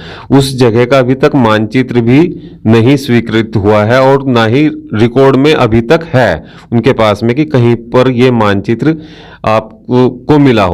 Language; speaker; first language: Hindi; native; Hindi